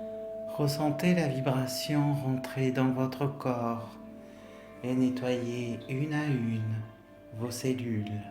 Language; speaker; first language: French; native; French